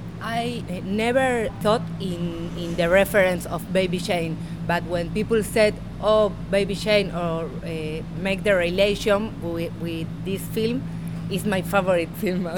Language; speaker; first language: English; non-native, learner; Spanish